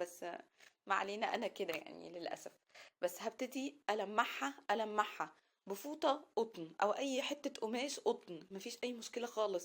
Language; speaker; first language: Arabic; native; Arabic